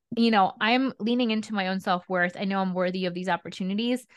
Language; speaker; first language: English; early bilingual, other home language; Russian